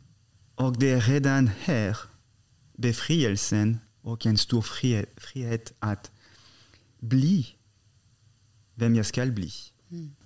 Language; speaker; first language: Swedish; non-native, fluent; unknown